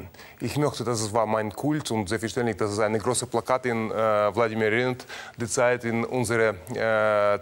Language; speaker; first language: German; non-native, learner; Russian